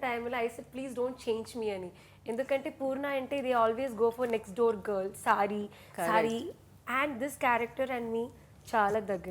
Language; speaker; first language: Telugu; non-native, learner; Malayalam